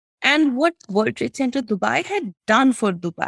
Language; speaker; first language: English; non-native, local second language; Kashmiri